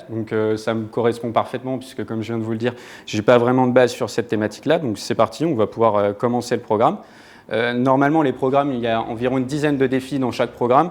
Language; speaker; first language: French; native; French